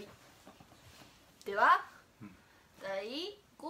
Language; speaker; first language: Japanese; native; Japanese